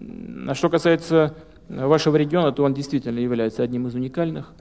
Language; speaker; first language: Russian; native; Russian